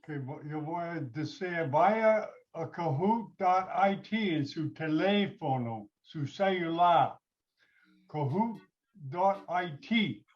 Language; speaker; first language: Spanish; non-native, learner; English